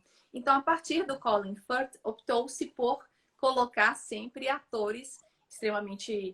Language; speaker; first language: Portuguese; native; Portuguese